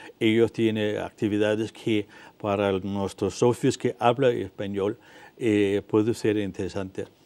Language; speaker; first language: Spanish; non-native, fluent; Danish